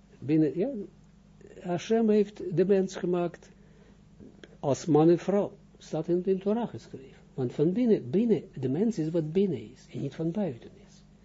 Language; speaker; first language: Dutch; non-native, fluent; Russian